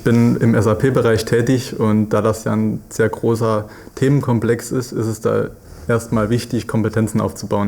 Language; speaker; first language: German; native; German